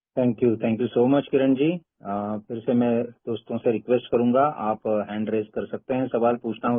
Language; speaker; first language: Hindi; native; Hindi